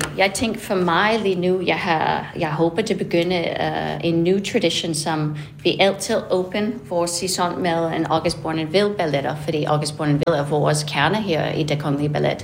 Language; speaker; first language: Danish; non-native, fluent; English